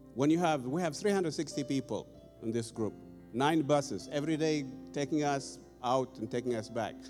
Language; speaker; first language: English; non-native, fluent; Amharic